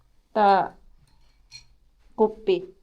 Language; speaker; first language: Finnish; non-native, learner; Filipino